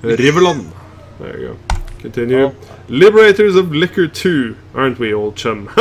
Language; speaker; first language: English; non-native, fluent; Norwegian